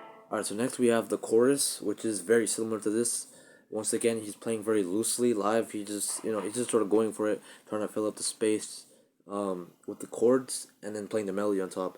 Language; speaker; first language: English; native; English